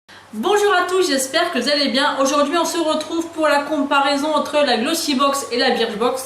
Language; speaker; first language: French; native; French